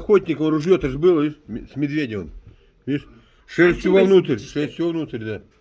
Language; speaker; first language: Russian; native; Russian